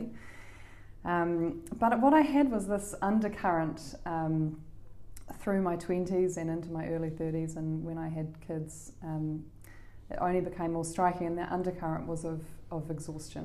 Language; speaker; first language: English; native; English